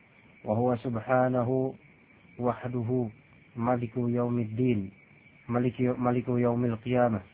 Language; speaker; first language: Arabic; non-native, fluent; Indonesian